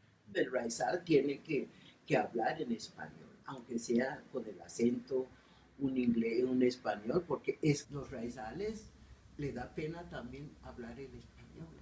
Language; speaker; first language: Spanish; non-native, local second language; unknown